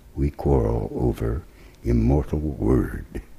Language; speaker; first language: English; native; English